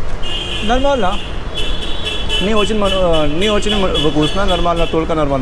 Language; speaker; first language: Russian; non-native, learner; Hindi